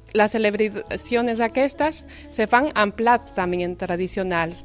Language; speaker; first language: Catalan; non-native, fluent; Spanish